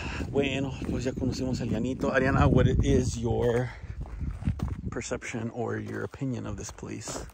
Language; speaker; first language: English; early bilingual, other home language; Spanish